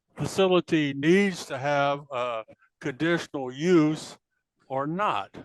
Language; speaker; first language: English; native; English